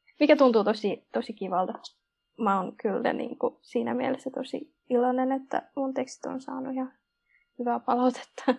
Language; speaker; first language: Finnish; early bilingual, other home language; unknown